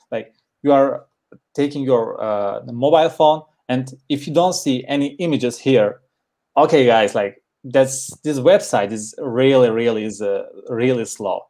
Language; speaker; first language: English; non-native, learner; Turkish